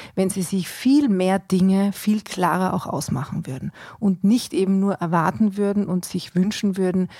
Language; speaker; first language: German; native; German